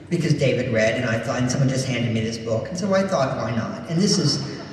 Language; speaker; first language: English; native; English